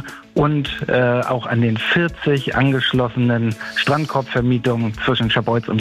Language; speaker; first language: German; native; German